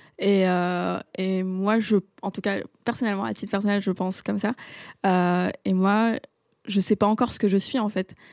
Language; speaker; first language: French; non-native, local second language; Arabic